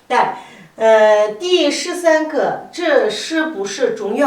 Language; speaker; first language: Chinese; non-native, fluent; Kazakh